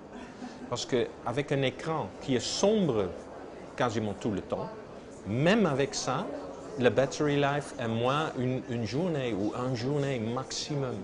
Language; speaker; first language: French; non-native, fluent; Dutch